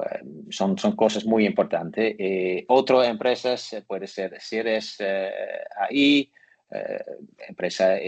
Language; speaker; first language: Spanish; non-native, learner; Dutch